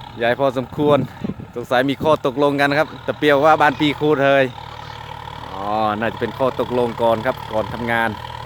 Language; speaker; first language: Thai; native; Thai